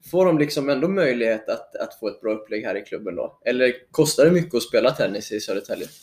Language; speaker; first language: Swedish; native; Swedish